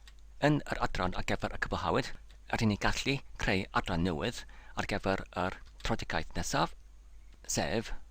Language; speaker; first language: Welsh; non-native, learner; English